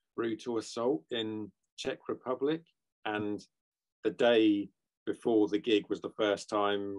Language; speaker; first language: English; native; English